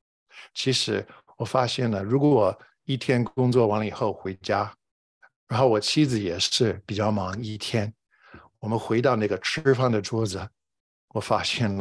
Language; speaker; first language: Chinese; non-native, fluent; English